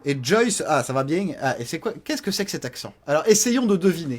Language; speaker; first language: French; native; French